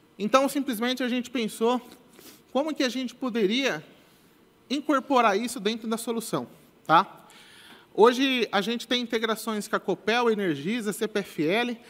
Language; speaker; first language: Portuguese; native; Portuguese